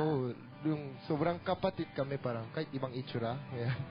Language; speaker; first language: Filipino; non-native, learner; Korean